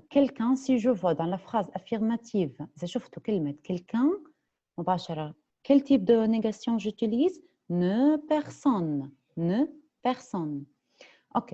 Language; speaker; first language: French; non-native, fluent; Arabic